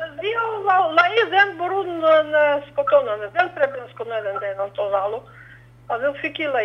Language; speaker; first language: Greek; non-native, fluent; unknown